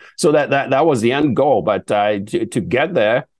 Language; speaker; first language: English; non-native, local second language; Akan